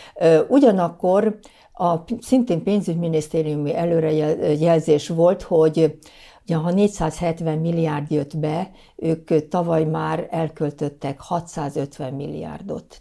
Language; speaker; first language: Hungarian; native; Hungarian